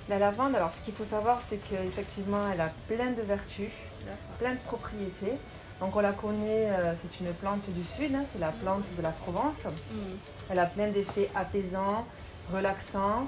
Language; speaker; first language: French; native; French